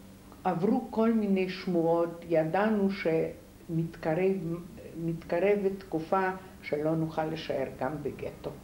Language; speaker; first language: Hebrew; non-native, fluent; Polish